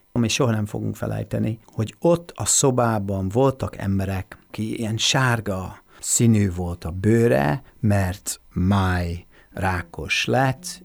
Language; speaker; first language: Hungarian; non-native, fluent; English